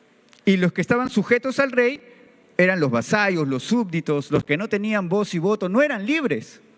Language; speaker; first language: Spanish; native; Spanish